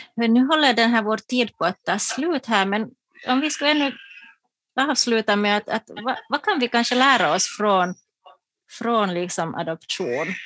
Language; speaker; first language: Swedish; native; Swedish